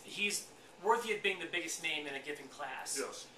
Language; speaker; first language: English; native; English